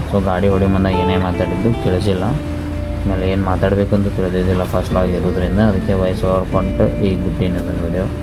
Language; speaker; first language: Kannada; native; Kannada